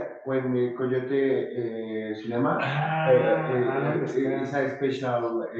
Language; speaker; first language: English; non-native, learner; Spanish